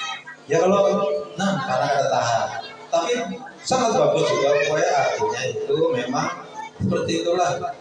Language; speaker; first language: Indonesian; non-native, local second language; Banjar